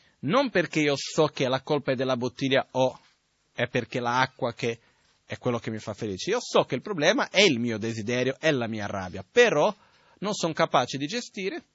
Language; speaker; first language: Italian; non-native, fluent; Portuguese